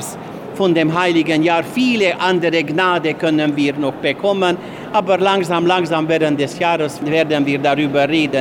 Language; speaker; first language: German; non-native, fluent; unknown